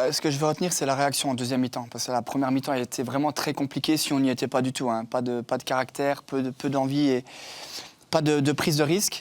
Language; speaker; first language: French; native; French